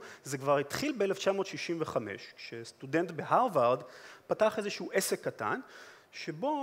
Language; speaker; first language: Hebrew; native; Hebrew